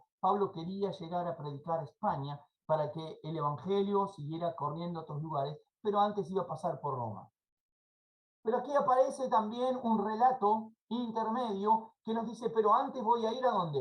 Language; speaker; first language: Spanish; native; Spanish